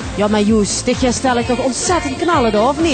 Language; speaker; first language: Dutch; native; Dutch